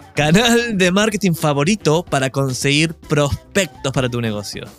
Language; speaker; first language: Spanish; native; Spanish